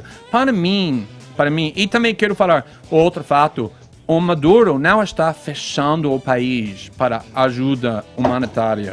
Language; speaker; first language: Portuguese; non-native, fluent; English